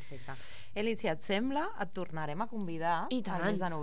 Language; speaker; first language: Catalan; native; Catalan